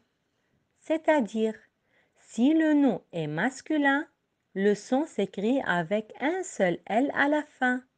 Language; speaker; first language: French; non-native, local second language; Arabic